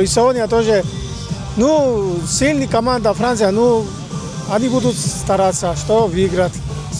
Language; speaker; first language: Russian; non-native, fluent; Georgian